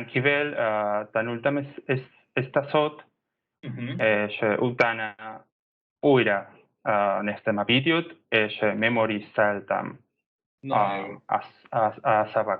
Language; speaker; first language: Hungarian; non-native, learner; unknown